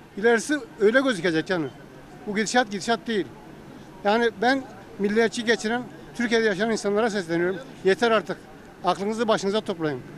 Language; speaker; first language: Turkish; native; Turkish